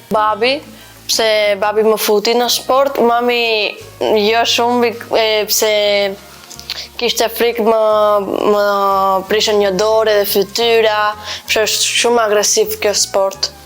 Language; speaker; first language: Albanian; early bilingual, heritage; Albanian